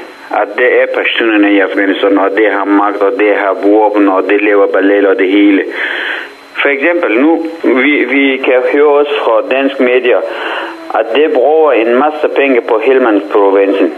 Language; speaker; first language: Danish; non-native, fluent; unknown